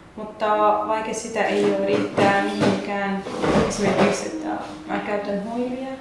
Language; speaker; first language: Finnish; non-native, learner; Arabic